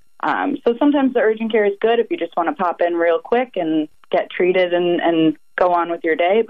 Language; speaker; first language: English; native; English